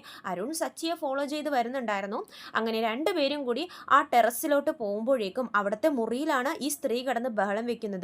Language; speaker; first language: Malayalam; native; Malayalam